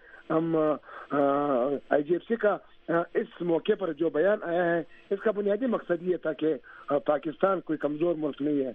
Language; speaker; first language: Urdu; native; Urdu